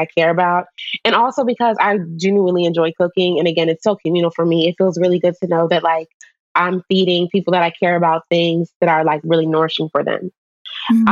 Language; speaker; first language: English; native; English